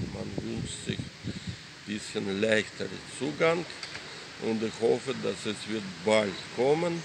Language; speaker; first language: German; non-native, fluent; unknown